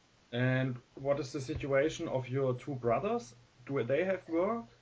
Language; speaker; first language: English; non-native, fluent; German